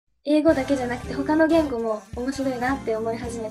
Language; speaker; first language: Japanese; native; Japanese